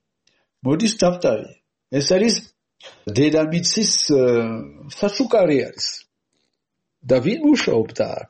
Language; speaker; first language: Georgian; non-native, learner; French